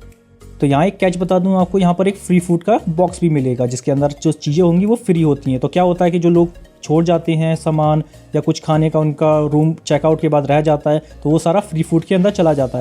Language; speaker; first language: Hindi; native; Hindi